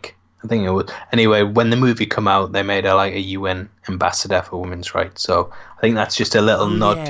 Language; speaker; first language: English; native; English